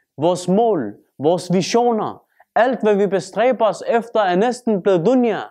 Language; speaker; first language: Danish; early bilingual, other home language; Turkish